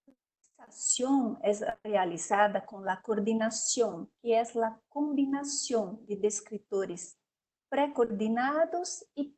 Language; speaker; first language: Spanish; non-native, learner; Portuguese